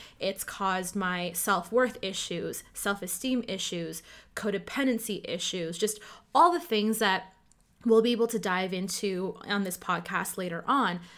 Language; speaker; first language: English; early bilingual, other home language; Cantonese